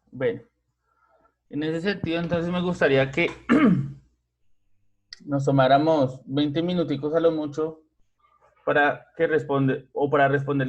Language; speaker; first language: Spanish; native; Spanish